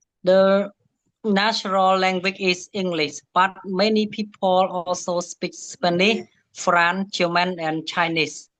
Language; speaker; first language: English; non-native, learner; Khmer